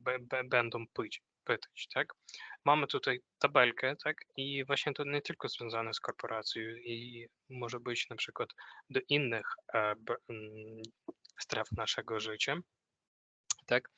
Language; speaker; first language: Polish; non-native, fluent; Ukrainian